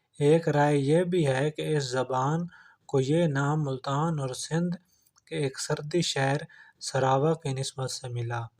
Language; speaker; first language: Urdu; non-native, local second language; Punjabi